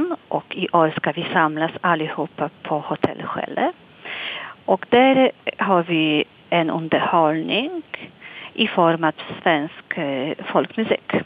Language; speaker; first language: Swedish; non-native, fluent; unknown